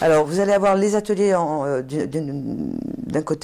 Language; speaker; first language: French; native; French